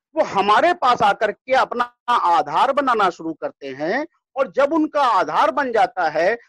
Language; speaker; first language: Hindi; native; Hindi